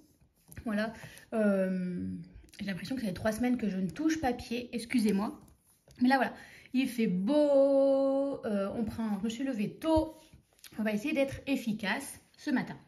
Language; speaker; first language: French; native; French